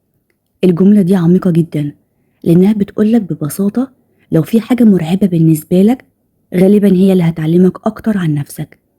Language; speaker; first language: Arabic; native; Arabic